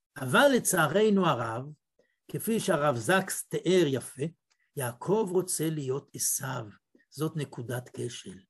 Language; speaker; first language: Hebrew; native; Hebrew